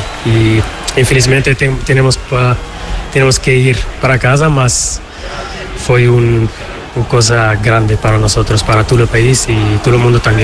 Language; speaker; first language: Spanish; non-native, learner; Portuguese